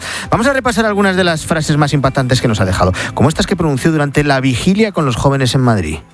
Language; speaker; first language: Spanish; native; Spanish